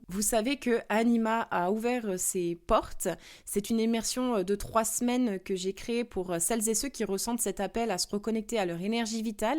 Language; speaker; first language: French; native; French